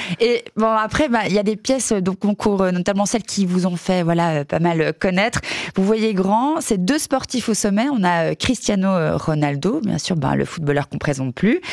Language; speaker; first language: French; native; French